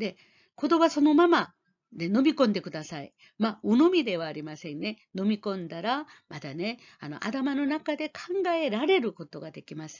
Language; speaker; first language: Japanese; non-native, fluent; Korean